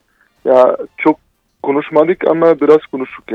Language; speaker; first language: Turkish; non-native, fluent; Arabic